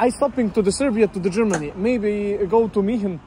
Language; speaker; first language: English; non-native, learner; Serbian